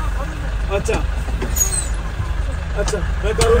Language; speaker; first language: Hindi; non-native, local second language; Malayalam